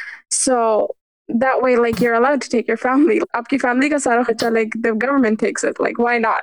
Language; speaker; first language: English; early bilingual, other home language; Urdu